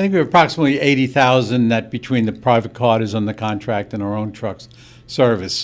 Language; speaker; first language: English; native; English